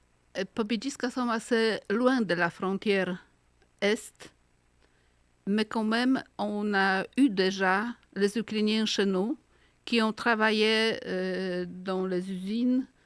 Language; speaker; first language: French; non-native, fluent; Polish